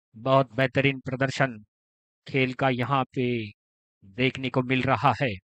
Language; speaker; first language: Hindi; non-native, local second language; Marathi